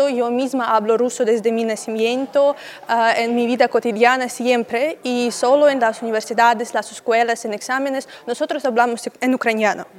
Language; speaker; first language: Spanish; non-native, learner; Russian